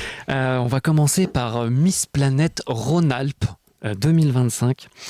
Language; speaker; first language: French; native; French